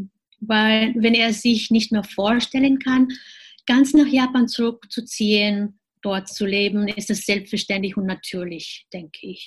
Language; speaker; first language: German; non-native, fluent; Japanese